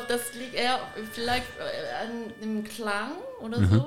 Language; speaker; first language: German; early bilingual, heritage; Korean